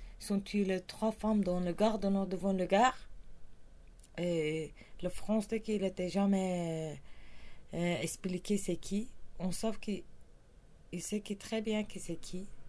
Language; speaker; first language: French; non-native, learner; Kurdish